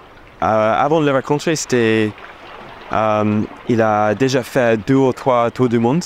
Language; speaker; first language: French; non-native, fluent; English